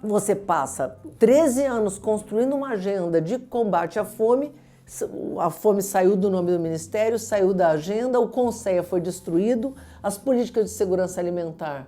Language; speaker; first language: Portuguese; native; Portuguese